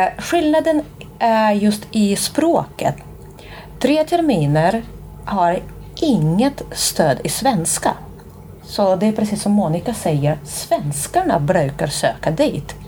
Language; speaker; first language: Swedish; non-native, fluent; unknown